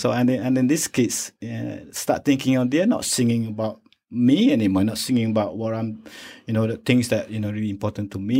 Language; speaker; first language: English; non-native, local second language; Malay